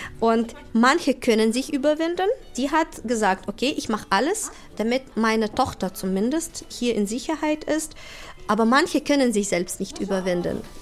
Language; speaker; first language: German; non-native, fluent; Ukrainian